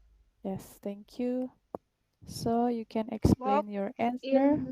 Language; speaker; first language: English; non-native, fluent; Indonesian